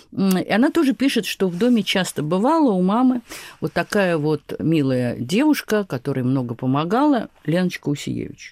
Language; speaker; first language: Russian; native; Russian